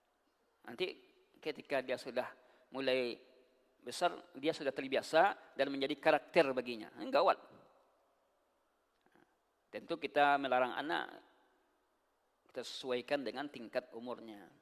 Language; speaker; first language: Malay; non-native, local second language; Minangkabau